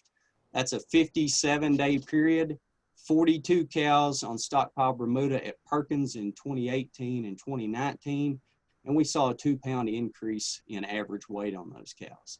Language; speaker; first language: English; native; English